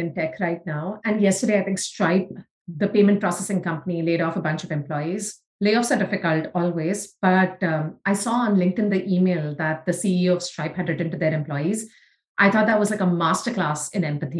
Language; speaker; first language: English; non-native, local second language; Tamil